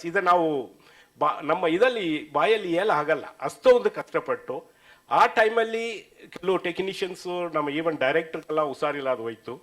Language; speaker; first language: Kannada; non-native, learner; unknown